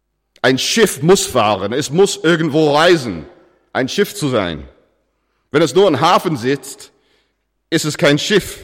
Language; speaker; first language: German; non-native, fluent; English